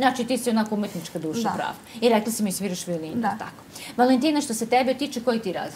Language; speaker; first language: Serbian; native; Serbian